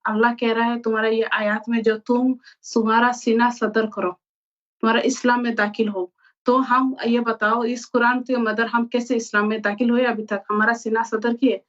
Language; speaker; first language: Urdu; non-native, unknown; Bangla